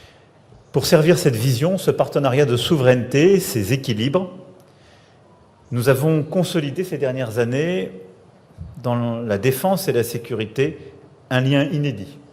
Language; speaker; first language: French; native; French